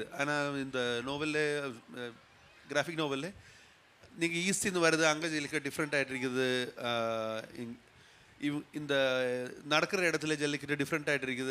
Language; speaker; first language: Tamil; non-native, learner; Malayalam